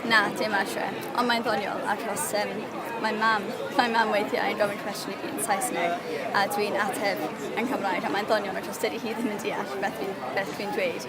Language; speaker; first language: Welsh; non-native, local second language; English